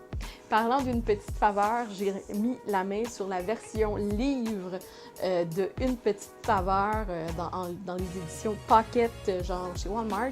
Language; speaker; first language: French; native; French